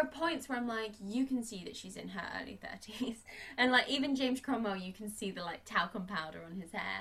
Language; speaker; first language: English; native; English